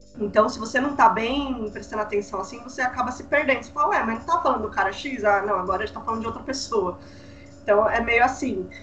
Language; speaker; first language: Portuguese; native; Portuguese